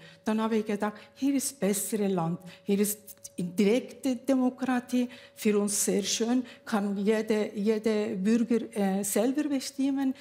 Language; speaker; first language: German; non-native, learner; Kurdish